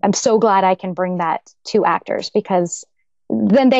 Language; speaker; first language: English; native; English